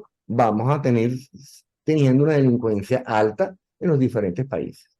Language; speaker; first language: Spanish; native; Spanish